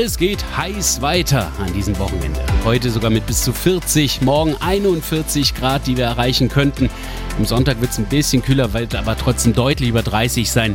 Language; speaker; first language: German; native; German